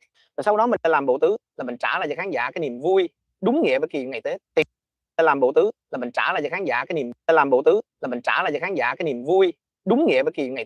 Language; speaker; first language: Vietnamese; native; Vietnamese